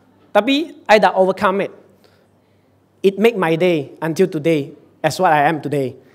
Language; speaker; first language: English; non-native, local second language; Chinese